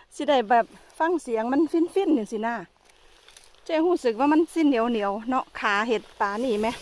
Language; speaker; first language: Thai; non-native, local second language; Khmer